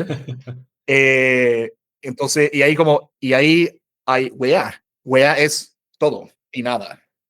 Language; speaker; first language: Spanish; non-native, fluent; English